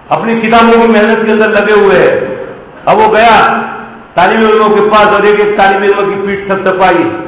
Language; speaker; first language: Urdu; non-native, local second language; Gujarati